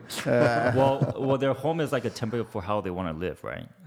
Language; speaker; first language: English; early bilingual, other home language; Chinese